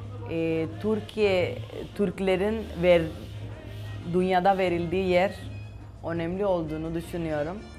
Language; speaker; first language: Turkish; non-native, fluent; Spanish